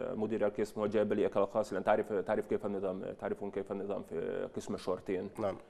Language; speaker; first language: Arabic; non-native, fluent; Hungarian